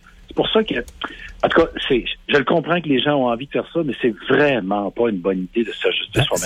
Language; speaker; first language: French; native; French